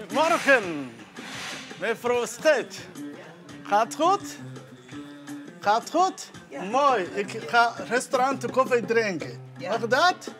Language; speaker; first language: Dutch; non-native, learner; Somali